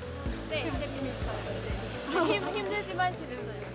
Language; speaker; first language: Korean; non-native, learner; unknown